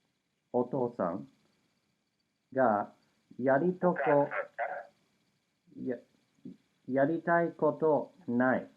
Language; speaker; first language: Japanese; non-native, learner; English